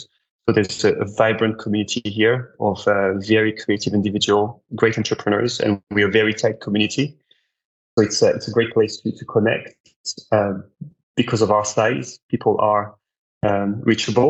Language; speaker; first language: English; non-native, fluent; French